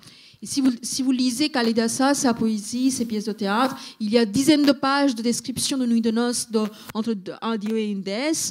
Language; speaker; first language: French; non-native, fluent; Bangla